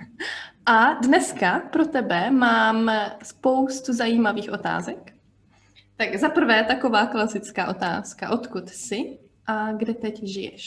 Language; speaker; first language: Czech; native; Czech